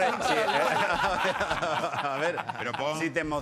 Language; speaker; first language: Spanish; native; Spanish